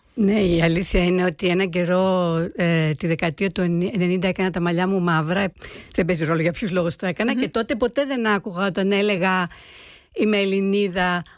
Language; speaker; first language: Greek; early bilingual, heritage; Greek